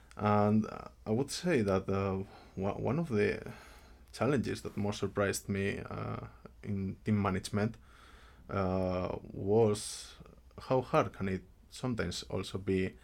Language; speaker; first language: English; non-native, fluent; Spanish